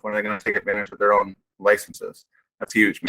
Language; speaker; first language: English; native; English